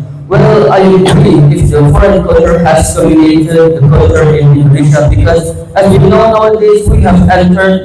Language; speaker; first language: English; non-native, fluent; Indonesian